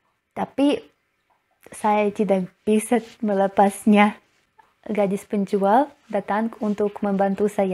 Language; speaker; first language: Indonesian; non-native, learner; Russian